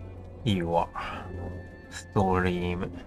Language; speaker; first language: English; non-native, learner; Japanese